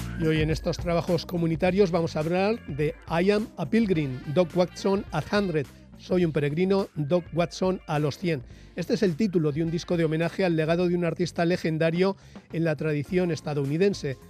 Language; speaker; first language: Spanish; native; Spanish